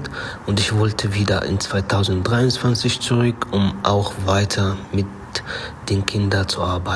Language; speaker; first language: German; non-native, learner; Arabic